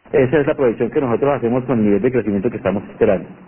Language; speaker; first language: Spanish; native; Spanish